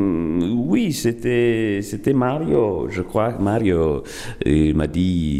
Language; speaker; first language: French; non-native, fluent; Italian